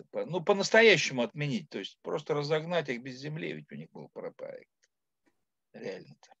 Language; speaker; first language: Russian; native; Russian